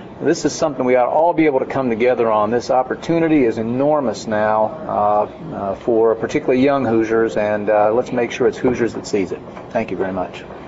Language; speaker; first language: English; native; English